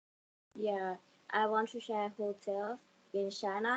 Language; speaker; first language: English; non-native, learner; Thai